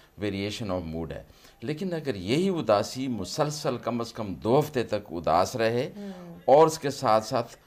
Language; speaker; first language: Urdu; non-native, local second language; Pashto